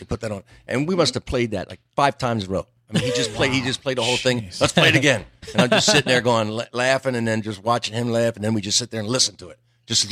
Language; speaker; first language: English; native; English